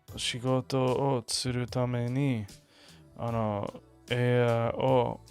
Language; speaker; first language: Japanese; non-native, learner; English